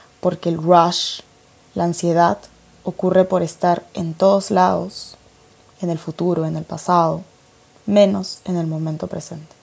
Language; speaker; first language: Spanish; native; Spanish